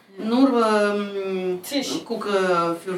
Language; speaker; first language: German; non-native, learner; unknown